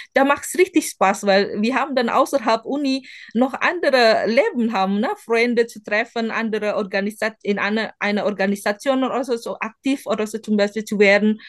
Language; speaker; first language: German; non-native, learner; Indonesian